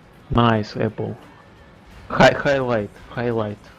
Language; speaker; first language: English; non-native, learner; Russian